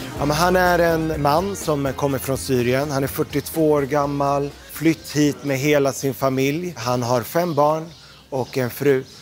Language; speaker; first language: Swedish; early bilingual, other home language; Arabic